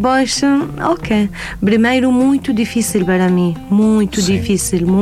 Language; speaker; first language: Portuguese; non-native, learner; Arabic